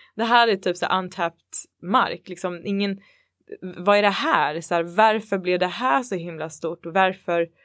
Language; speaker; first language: Swedish; early bilingual, other home language; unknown